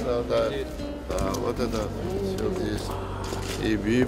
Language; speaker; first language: Russian; non-native, fluent; Georgian